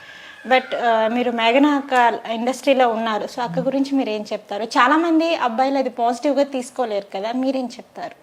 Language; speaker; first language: Telugu; native; Telugu